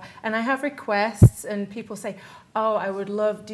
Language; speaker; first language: English; native; English